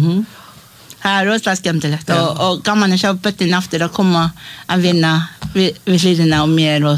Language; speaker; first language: Icelandic; non-native, learner; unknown